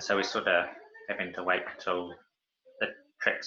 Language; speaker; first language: English; native; English